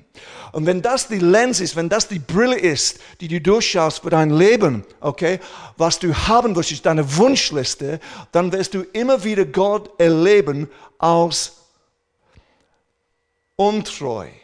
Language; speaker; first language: German; non-native, fluent; English